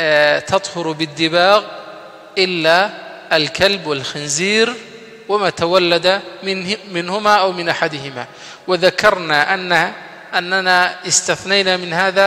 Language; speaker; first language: Arabic; non-native, fluent; Somali